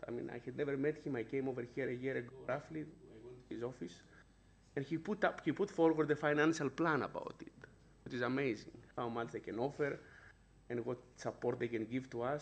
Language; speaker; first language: English; non-native, fluent; Greek